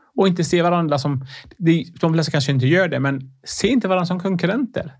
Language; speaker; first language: Swedish; early bilingual, other home language; Arabic